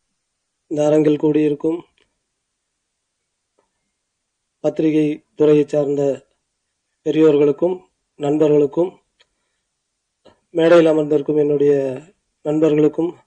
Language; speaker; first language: Tamil; native; Tamil